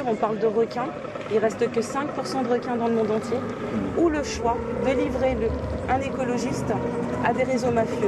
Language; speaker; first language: French; native; French